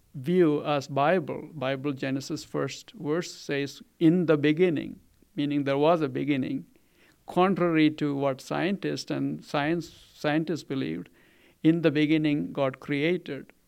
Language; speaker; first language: English; non-native, local second language; Malayalam